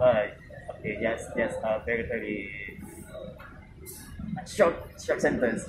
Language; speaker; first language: English; non-native, learner; Indonesian